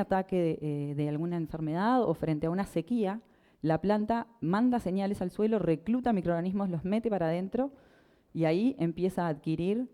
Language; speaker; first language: Spanish; native; Spanish